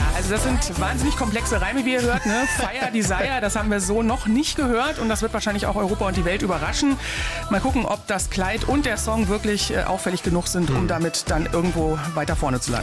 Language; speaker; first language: German; native; German